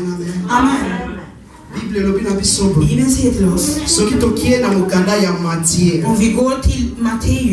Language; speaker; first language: Swedish; non-native, learner; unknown